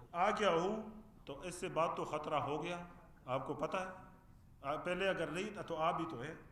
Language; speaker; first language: Urdu; non-native, fluent; Pashto